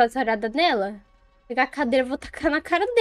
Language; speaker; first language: Portuguese; native; Portuguese